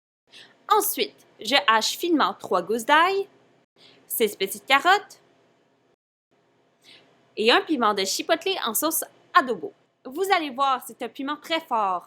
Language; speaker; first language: French; native; French